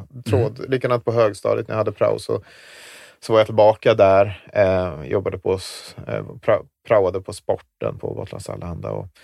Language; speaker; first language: Swedish; native; Swedish